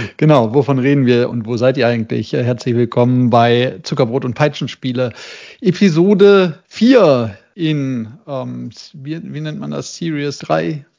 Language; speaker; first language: German; native; German